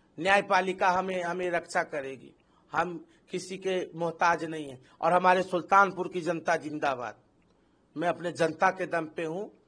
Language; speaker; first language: Hindi; native; Hindi